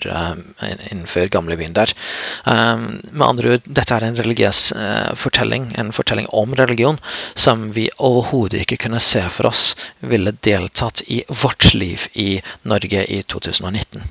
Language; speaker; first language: Norwegian; non-native, fluent; English